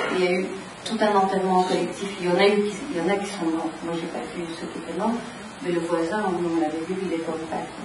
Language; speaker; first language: French; native; French